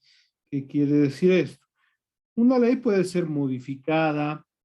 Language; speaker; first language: Spanish; native; Spanish